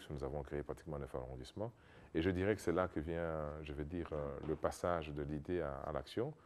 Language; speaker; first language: French; non-native, local second language; Lingala